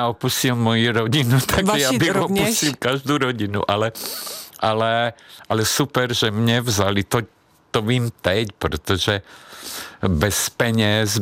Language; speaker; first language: Czech; non-native, fluent; Hungarian